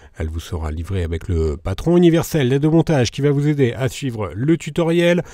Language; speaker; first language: French; native; French